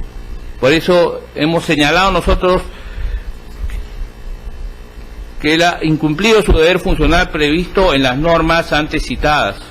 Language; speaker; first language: Spanish; native; Spanish